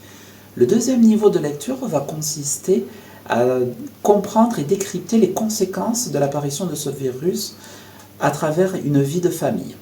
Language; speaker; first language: French; native; French